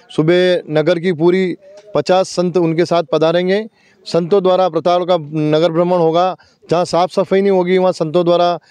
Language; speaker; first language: Hindi; native; Hindi